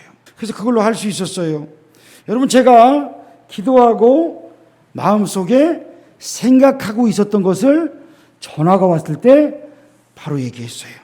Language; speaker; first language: Korean; native; Korean